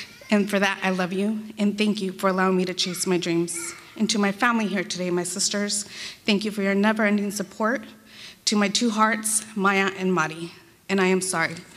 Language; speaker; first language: English; early bilingual, other home language; Spanish